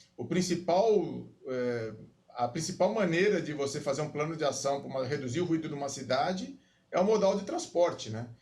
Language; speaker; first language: Portuguese; native; Portuguese